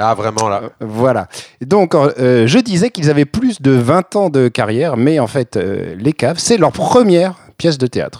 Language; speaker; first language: French; native; French